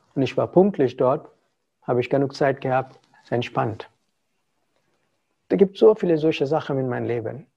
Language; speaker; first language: German; non-native, fluent; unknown